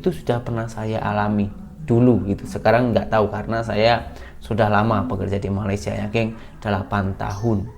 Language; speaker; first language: Indonesian; native; Indonesian